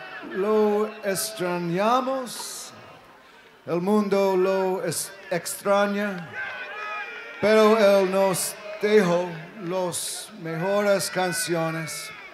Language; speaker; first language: Spanish; non-native, learner; English